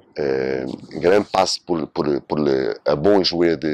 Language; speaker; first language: French; non-native, learner; Portuguese